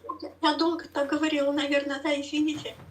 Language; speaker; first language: Russian; native; Russian